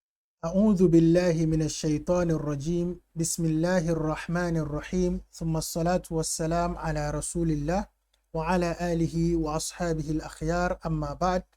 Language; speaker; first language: Arabic; non-native, fluent; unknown